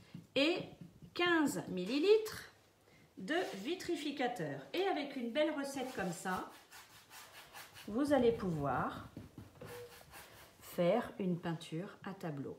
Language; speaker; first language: French; native; French